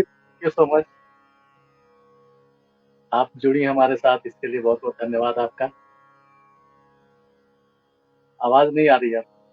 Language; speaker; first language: Hindi; native; Hindi